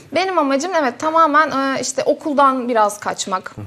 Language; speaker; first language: Turkish; native; Turkish